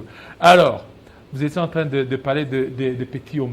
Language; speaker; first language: French; non-native, local second language; Lingala